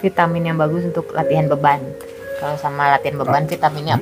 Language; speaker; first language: Indonesian; native; Indonesian